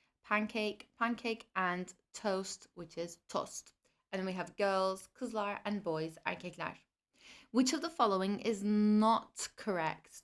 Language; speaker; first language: English; non-native, fluent; Turkish